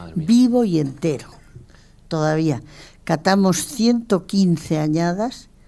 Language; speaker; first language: Spanish; native; Spanish